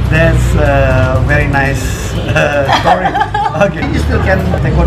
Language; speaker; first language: English; non-native, fluent; Indonesian